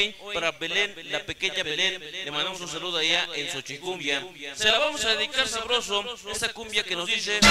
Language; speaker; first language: Spanish; native; Spanish